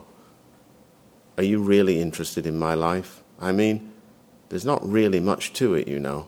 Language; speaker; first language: English; native; English